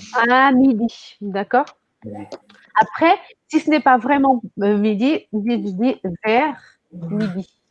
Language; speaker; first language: French; non-native, fluent; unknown